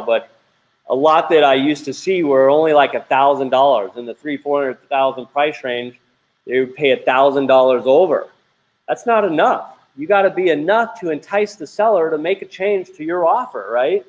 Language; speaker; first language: English; native; English